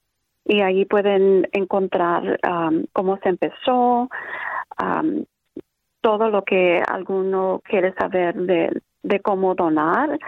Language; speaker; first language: Spanish; early bilingual, other home language; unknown